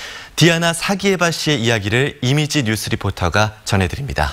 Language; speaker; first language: Korean; native; Korean